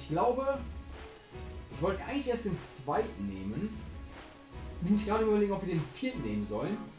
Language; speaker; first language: German; native; German